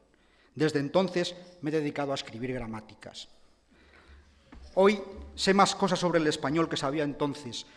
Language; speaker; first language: Spanish; native; Spanish